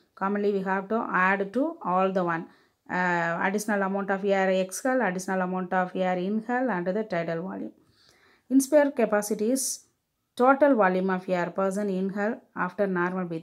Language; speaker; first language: English; non-native, local second language; Tamil